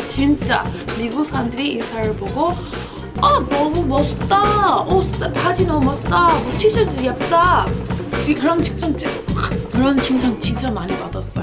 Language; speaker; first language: Korean; non-native, fluent; English